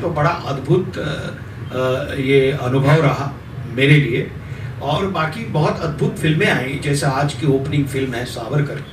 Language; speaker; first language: Hindi; native; Hindi